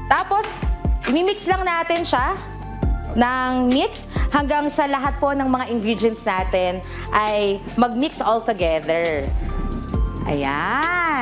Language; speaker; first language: Filipino; native; Filipino